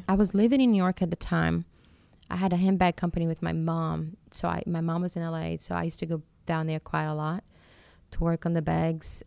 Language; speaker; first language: English; non-native, fluent; Portuguese